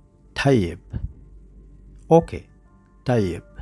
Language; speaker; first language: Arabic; non-native, fluent; Sinhala